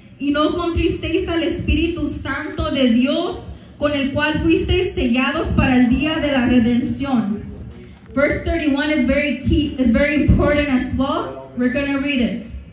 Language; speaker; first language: Spanish; early bilingual, heritage; Spanish